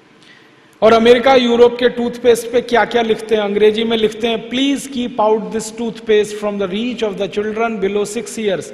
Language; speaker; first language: Hindi; native; Hindi